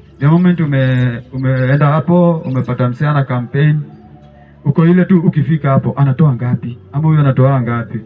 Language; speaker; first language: Swahili; native; Swahili